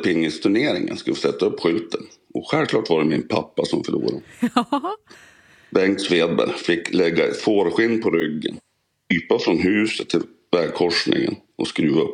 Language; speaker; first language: Swedish; native; Swedish